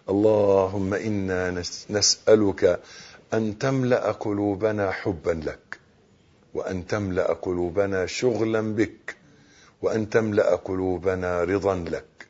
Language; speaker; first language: Arabic; native; Arabic